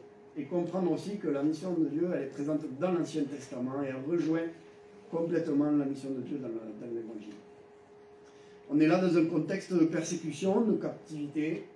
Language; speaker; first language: French; native; French